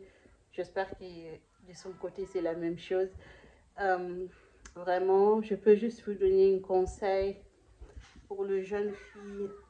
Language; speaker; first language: French; non-native, local second language; Lingala